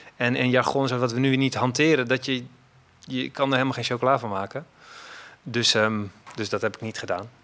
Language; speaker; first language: Dutch; native; Dutch